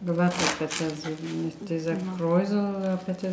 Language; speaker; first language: German; non-native, fluent; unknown